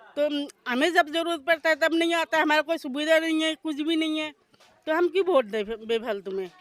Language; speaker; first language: Hindi; non-native, local second language; Bangla